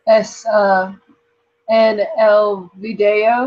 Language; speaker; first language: Spanish; non-native, learner; English